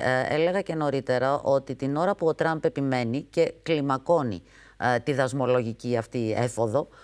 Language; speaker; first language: Greek; native; Greek